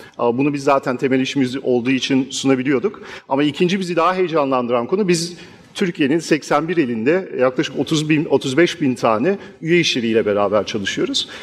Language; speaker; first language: Turkish; non-native, fluent; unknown